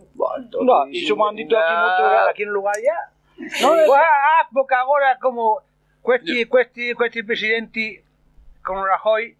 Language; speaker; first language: Spanish; non-native, local second language; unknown